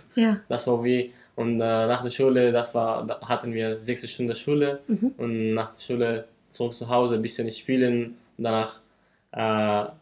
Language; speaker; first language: German; non-native, learner; Persian